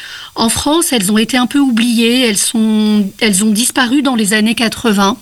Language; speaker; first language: French; native; French